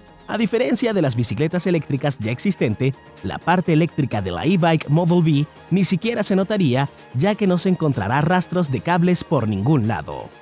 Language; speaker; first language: Spanish; native; Spanish